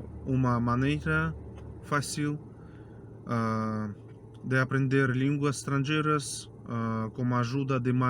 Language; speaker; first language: Portuguese; non-native, fluent; Russian